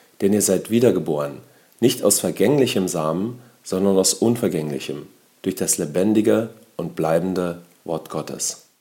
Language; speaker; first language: German; native; German